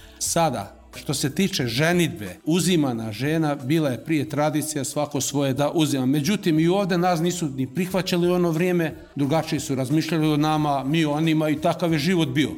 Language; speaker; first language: Serbian; non-native, local second language; Macedonian